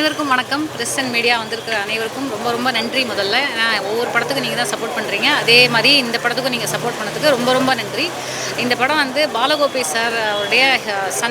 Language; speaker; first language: Tamil; native; Tamil